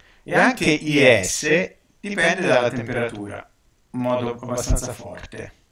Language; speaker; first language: Italian; native; Italian